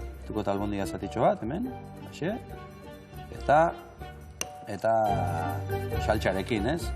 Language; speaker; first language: Basque; native; Basque